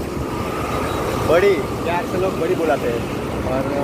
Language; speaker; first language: Hindi; non-native, local second language; Gujarati